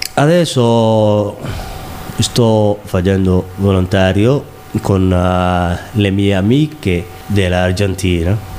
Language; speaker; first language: Italian; non-native, learner; Somali